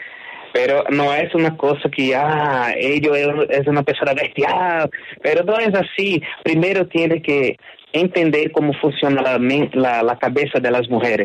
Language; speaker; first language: Spanish; non-native, learner; Portuguese